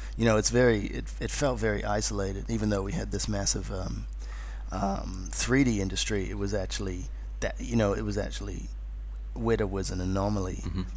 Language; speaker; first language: English; native; English